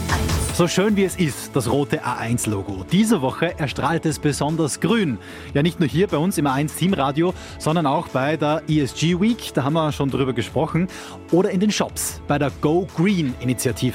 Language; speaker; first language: German; native; German